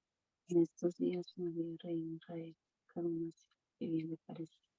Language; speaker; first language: Spanish; native; Spanish